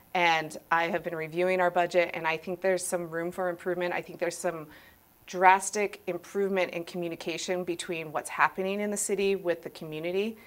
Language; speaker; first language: English; native; English